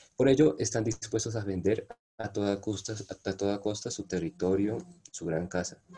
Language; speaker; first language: Spanish; non-native, local second language; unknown